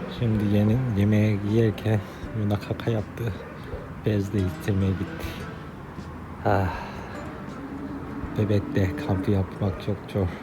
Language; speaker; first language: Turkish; non-native, learner; Korean